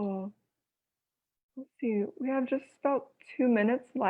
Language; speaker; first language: English; native; English